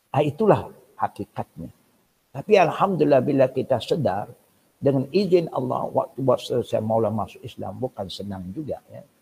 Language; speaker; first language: Malay; non-native, local second language; Min Nan Chinese